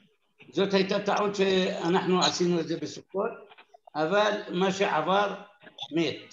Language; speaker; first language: Hebrew; non-native, fluent; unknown